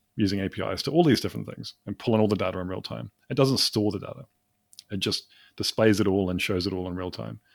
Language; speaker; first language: English; native; English